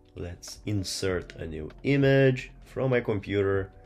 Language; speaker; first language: English; non-native, fluent; Portuguese